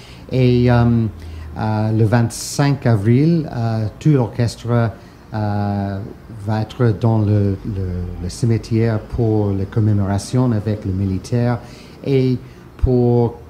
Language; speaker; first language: French; non-native, fluent; English